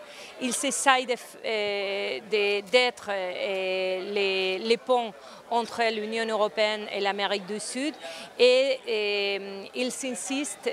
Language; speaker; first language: French; non-native, fluent; Spanish